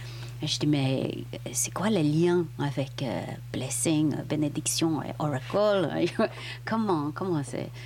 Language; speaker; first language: French; non-native, fluent; English